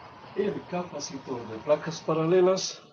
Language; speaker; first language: Spanish; native; Spanish